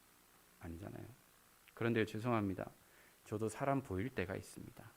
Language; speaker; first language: Korean; native; Korean